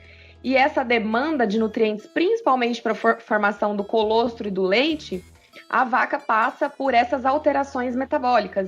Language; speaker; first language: Portuguese; native; Portuguese